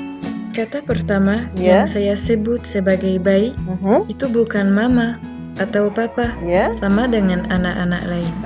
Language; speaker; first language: Indonesian; non-native, fluent; French